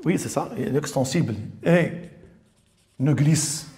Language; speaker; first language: French; non-native, local second language; Arabic